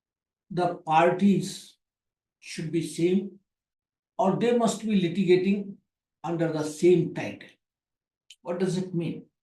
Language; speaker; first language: English; non-native, local second language; Hindi